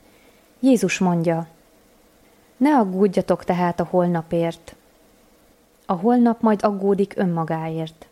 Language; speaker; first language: Hungarian; native; Hungarian